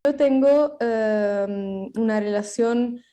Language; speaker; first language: Spanish; non-native, fluent; Italian